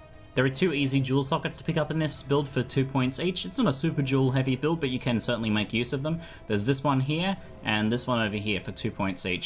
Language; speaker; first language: English; native; English